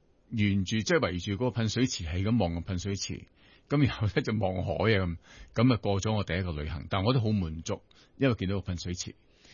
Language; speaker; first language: Cantonese; non-native, local second language; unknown